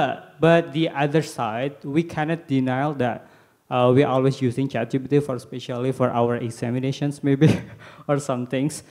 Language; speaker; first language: English; non-native, learner; Indonesian